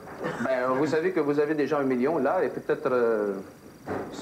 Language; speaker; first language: French; native; French